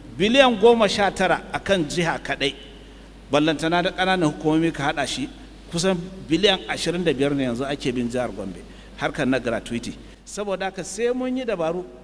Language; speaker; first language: Hausa; native; Hausa